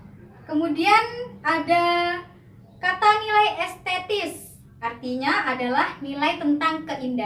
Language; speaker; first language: Indonesian; native; Indonesian